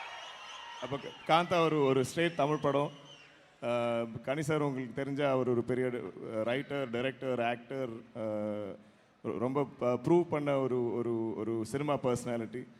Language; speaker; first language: Tamil; non-native, local second language; Malayalam